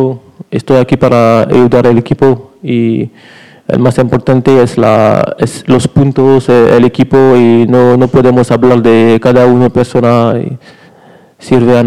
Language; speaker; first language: Spanish; non-native, learner; French